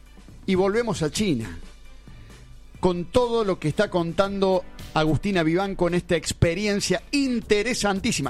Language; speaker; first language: Spanish; native; Spanish